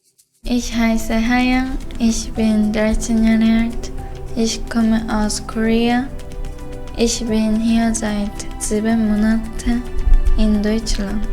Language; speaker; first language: German; non-native, learner; Korean